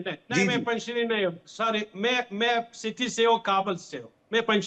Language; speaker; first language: Hindi; non-native, fluent; Pashto